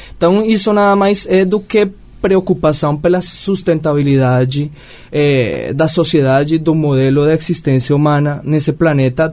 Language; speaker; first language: Portuguese; non-native, fluent; Spanish